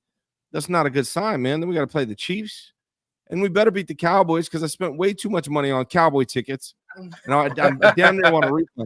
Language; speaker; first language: English; native; English